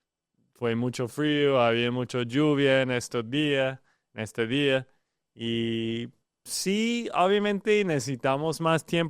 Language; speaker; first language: Spanish; non-native, learner; English